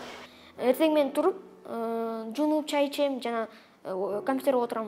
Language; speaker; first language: Kyrgyz; non-native, local second language; Russian